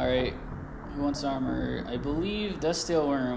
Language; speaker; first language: English; native; English